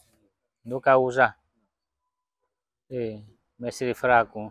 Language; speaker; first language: Portuguese; non-native, local second language; Vietnamese